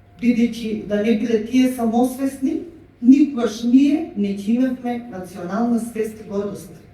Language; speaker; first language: Macedonian; native; Macedonian